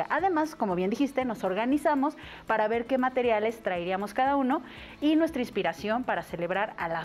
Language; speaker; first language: Spanish; native; Spanish